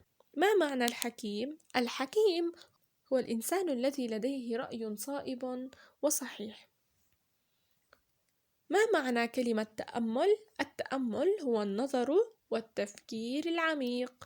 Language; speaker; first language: Arabic; native; Arabic